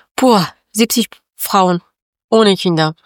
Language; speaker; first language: German; non-native, learner; Persian